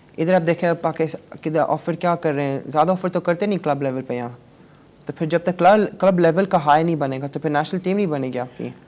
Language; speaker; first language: Urdu; native; Urdu